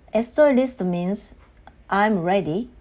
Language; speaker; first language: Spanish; non-native, learner; Japanese